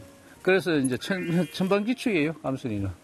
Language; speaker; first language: Korean; native; Korean